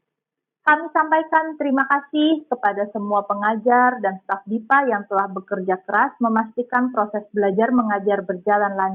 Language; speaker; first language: Indonesian; native; Indonesian